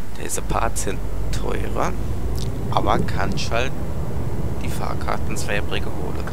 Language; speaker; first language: German; native; German